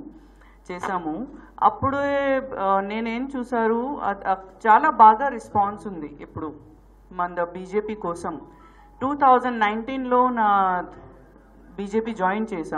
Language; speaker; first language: Telugu; non-native, learner; Gujarati